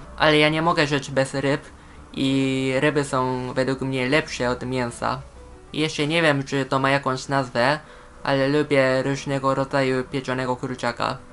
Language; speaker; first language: Polish; non-native, fluent; Japanese